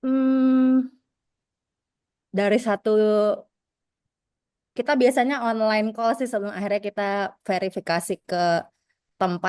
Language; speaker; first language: Indonesian; native; Indonesian